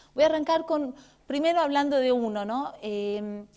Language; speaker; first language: Spanish; non-native, fluent; Portuguese